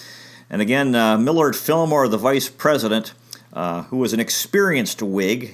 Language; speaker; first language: English; native; English